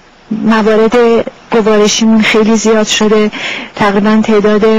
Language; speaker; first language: Persian; native; Persian